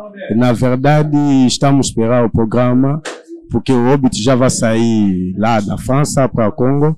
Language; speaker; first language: Portuguese; non-native, learner; Lingala